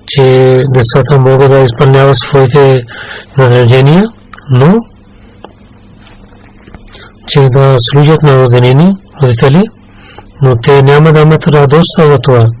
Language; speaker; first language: Bulgarian; non-native, learner; Urdu